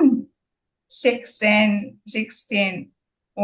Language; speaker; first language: German; non-native, learner; Filipino